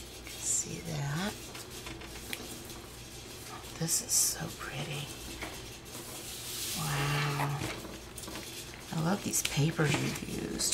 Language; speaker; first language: English; native; English